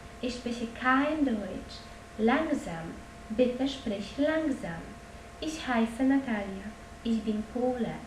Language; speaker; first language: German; non-native, learner; Polish